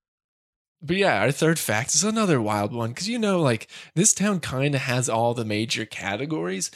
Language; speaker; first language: English; native; English